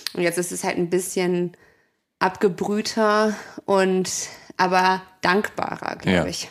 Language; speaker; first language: German; native; German